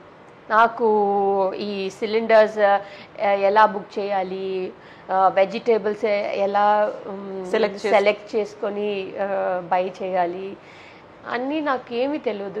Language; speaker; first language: Telugu; non-native, local second language; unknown